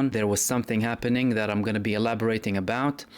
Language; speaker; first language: English; non-native, fluent; Arabic